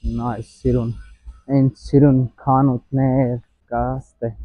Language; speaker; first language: Armenian; non-native, learner; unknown